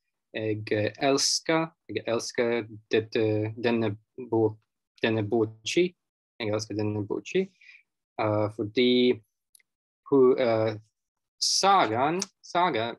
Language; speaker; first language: Norwegian; non-native, fluent; Russian